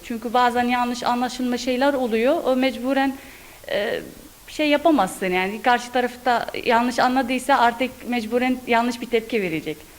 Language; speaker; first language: Turkish; non-native, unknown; Arabic